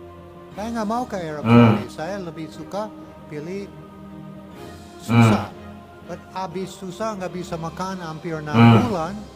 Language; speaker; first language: Indonesian; non-native, learner; English